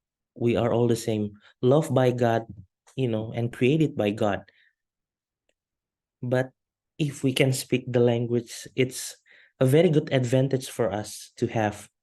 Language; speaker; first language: English; non-native, fluent; Indonesian